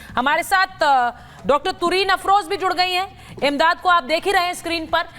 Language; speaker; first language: Hindi; native; Hindi